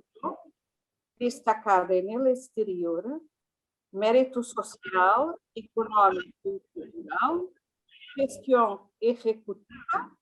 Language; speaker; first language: Spanish; non-native, fluent; Portuguese